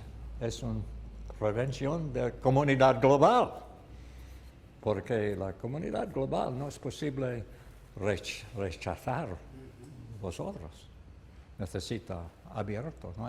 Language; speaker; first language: Spanish; non-native, learner; English